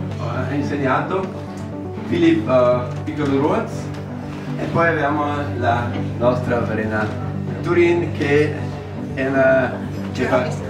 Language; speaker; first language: Italian; non-native, local second language; German